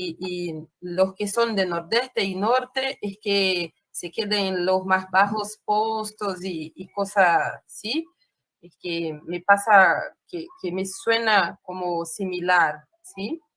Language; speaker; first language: Spanish; non-native, fluent; Portuguese